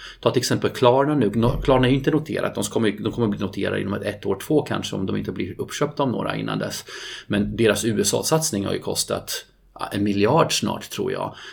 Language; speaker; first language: Swedish; non-native, fluent; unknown